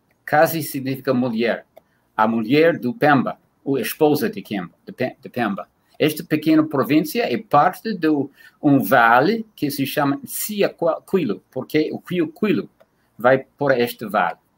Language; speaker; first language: Portuguese; non-native, fluent; English